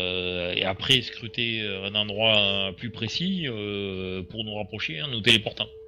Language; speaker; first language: French; native; French